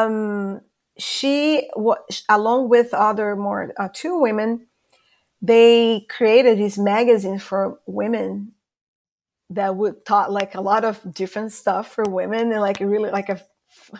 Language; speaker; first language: English; non-native, fluent; Portuguese